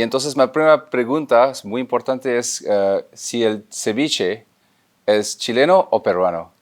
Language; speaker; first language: Spanish; non-native, fluent; French